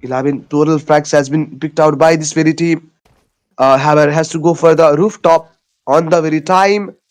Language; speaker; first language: English; non-native, local second language; Nepali